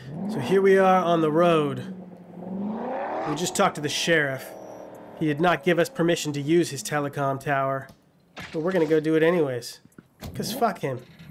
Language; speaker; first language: English; native; English